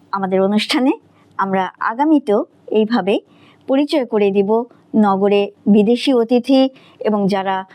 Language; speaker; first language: Bangla; native; Bangla